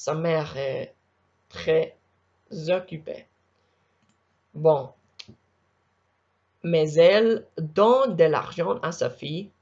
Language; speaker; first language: French; non-native, learner; Spanish